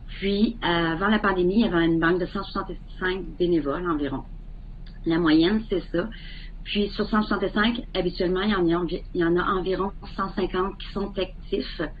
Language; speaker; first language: French; native; French